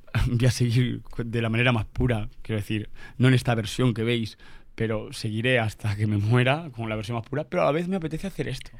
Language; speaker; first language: Spanish; native; Spanish